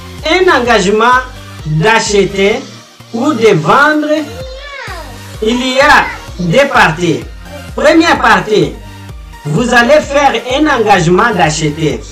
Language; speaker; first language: French; non-native, fluent; Portuguese